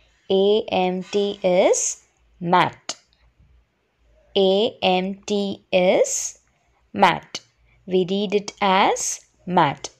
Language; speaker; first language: English; non-native, local second language; Tamil